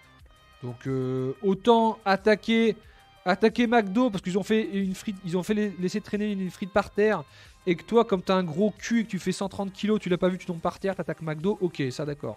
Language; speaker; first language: French; native; French